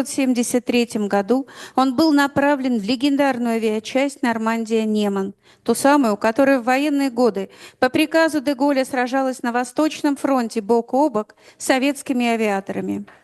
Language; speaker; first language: Russian; native; Russian